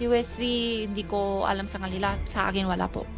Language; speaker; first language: Filipino; non-native, learner; Chinese